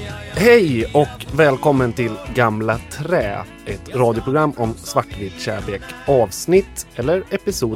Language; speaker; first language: Swedish; native; Swedish